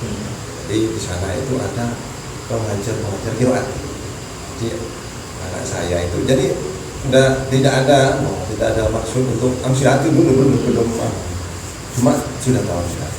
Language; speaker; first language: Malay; non-native, local second language; Javanese